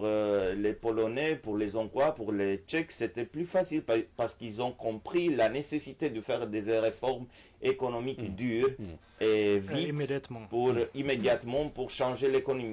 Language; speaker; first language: French; non-native, fluent; Romanian